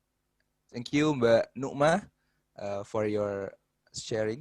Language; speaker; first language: English; non-native, fluent; Indonesian